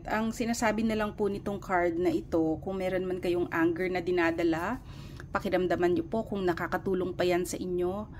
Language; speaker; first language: Filipino; native; Filipino